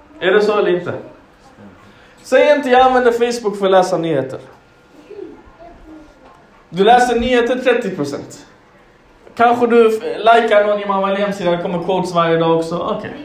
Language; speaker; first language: Swedish; non-native, fluent; Arabic